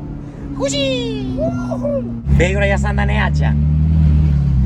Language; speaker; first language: Japanese; non-native, fluent; English